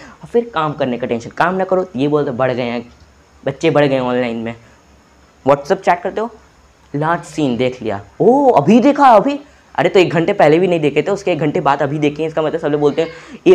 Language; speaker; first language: Hindi; native; Hindi